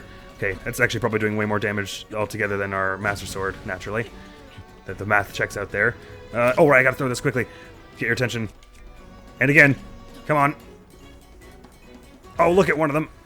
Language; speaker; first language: English; native; English